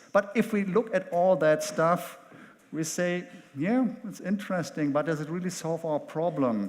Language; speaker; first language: English; non-native, fluent; German